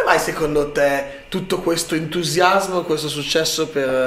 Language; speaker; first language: Italian; native; Italian